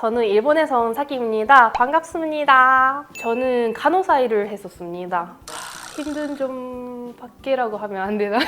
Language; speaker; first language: Korean; non-native, fluent; Japanese